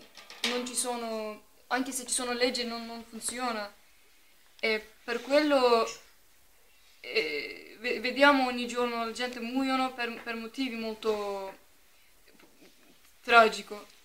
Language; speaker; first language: Italian; non-native, fluent; Turkish